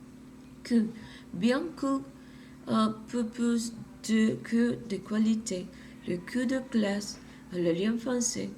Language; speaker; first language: French; non-native, learner; Spanish